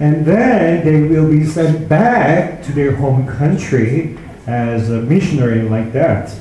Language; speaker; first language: English; non-native, fluent; Korean